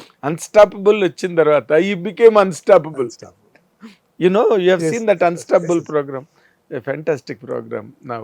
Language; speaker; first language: Telugu; native; Telugu